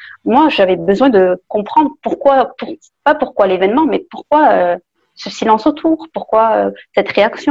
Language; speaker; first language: French; native; French